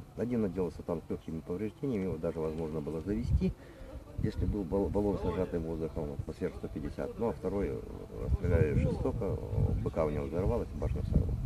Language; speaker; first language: Russian; native; Russian